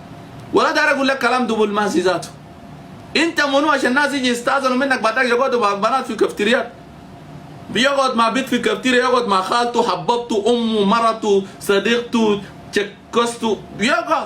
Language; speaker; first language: Arabic; native; Arabic